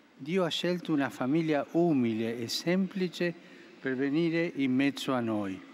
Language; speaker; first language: Italian; non-native, fluent; Spanish